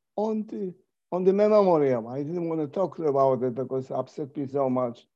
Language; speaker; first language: English; non-native, fluent; Polish